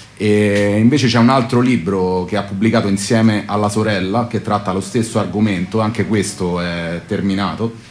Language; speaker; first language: Italian; native; Italian